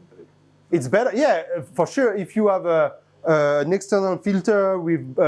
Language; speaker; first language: English; non-native, fluent; French